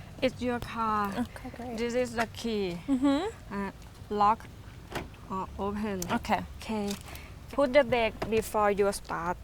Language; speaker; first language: English; non-native, learner; Thai